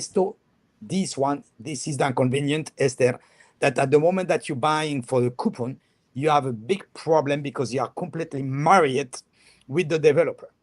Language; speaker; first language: English; non-native, fluent; French